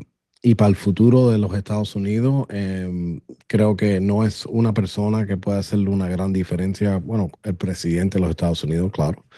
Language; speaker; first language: Spanish; early bilingual, other home language; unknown